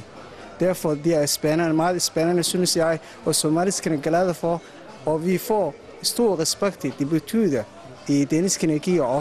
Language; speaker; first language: Danish; non-native, learner; Somali